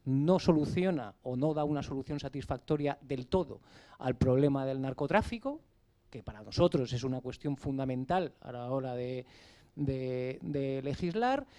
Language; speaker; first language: Spanish; native; Spanish